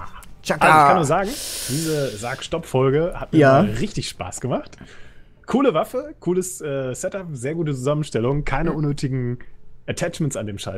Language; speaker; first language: German; native; German